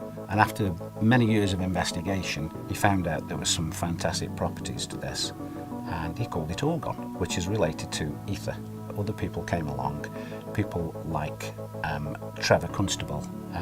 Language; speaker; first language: English; native; English